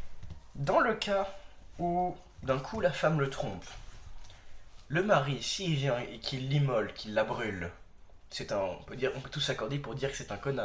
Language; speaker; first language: French; native; French